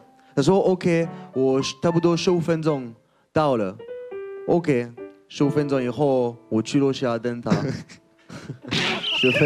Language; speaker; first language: Chinese; non-native, fluent; French